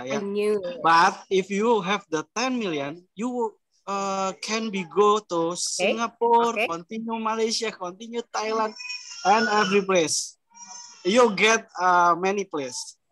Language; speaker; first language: English; non-native, learner; Indonesian